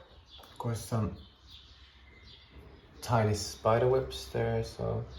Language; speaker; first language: English; non-native, fluent; Finnish